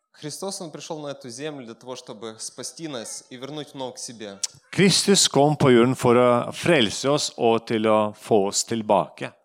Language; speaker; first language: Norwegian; non-native, fluent; Russian